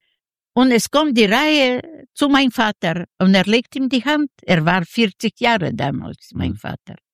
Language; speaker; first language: German; non-native, learner; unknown